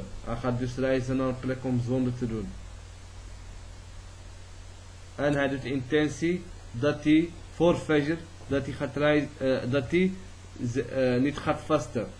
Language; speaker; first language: Dutch; early bilingual, other home language; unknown